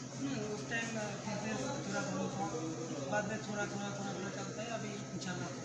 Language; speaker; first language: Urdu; non-native, learner; Bangla